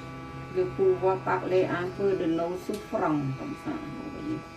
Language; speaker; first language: French; non-native, fluent; Khmer